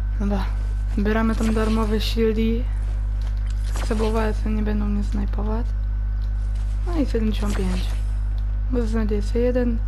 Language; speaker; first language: Polish; early bilingual, heritage; German